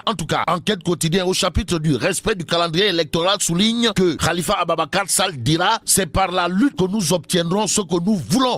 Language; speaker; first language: French; non-native, local second language; Wolof